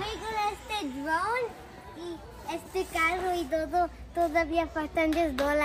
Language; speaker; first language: Spanish; early bilingual, other home language; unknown